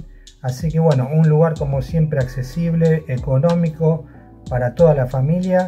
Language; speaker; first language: Spanish; native; Spanish